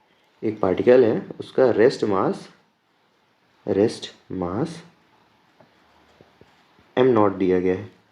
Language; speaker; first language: Hindi; native; Hindi